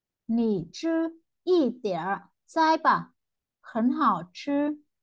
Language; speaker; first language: Chinese; non-native, fluent; Vietnamese